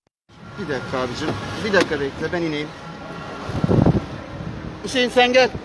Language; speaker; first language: Turkish; native; Turkish